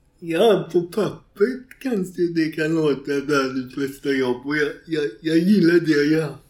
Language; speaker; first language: Swedish; native; Swedish